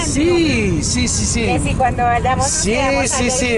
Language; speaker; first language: Spanish; non-native, learner; English